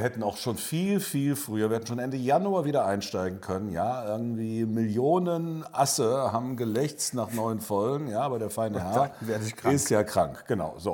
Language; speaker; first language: German; native; German